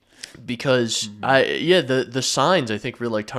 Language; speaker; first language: English; native; English